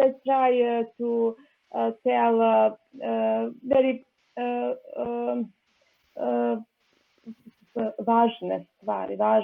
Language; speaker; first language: English; non-native, learner; Serbian